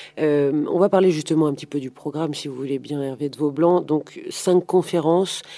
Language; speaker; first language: French; native; French